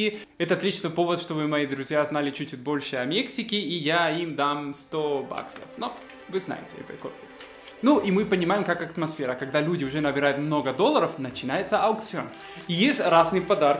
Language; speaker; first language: Russian; non-native, fluent; Spanish